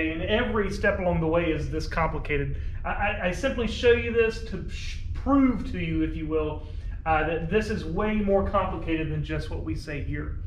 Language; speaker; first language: English; native; English